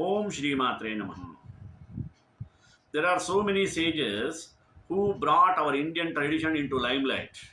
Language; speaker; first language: English; non-native, local second language; Telugu